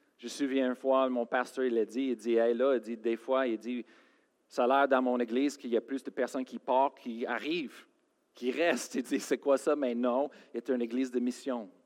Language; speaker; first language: French; non-native, fluent; English